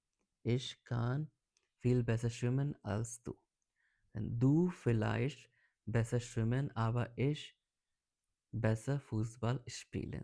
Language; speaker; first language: German; non-native, learner; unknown